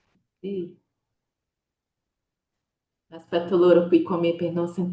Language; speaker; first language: Italian; non-native, fluent; Portuguese